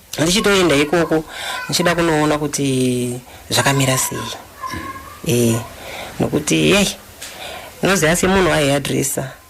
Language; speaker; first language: Shona; non-native, fluent; Luba-Lulua